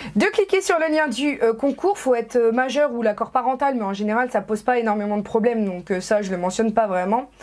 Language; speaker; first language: French; native; French